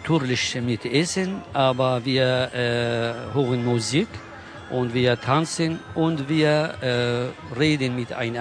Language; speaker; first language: German; non-native, learner; Kurdish